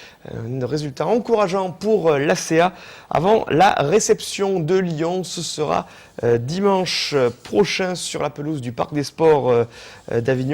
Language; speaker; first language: French; native; French